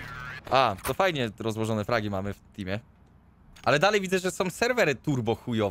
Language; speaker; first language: Polish; native; Polish